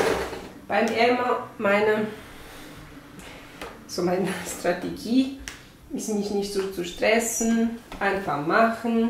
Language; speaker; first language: German; non-native, fluent; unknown